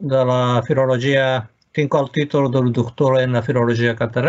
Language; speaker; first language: Catalan; non-native, fluent; Japanese